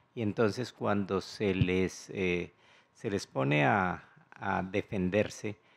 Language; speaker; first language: Spanish; native; Spanish